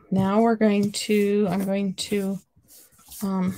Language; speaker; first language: English; native; English